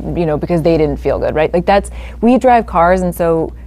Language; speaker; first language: English; native; English